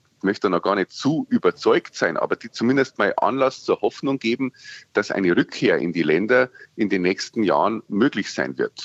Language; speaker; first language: German; native; German